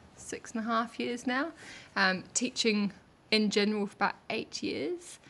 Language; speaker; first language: English; native; English